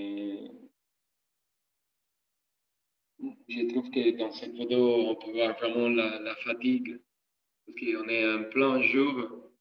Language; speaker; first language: French; non-native, fluent; Italian